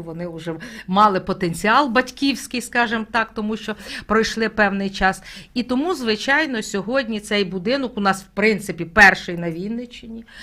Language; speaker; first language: Ukrainian; native; Ukrainian